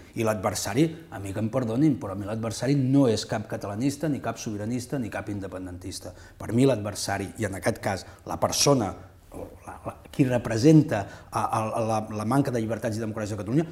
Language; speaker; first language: Catalan; non-native, local second language; Spanish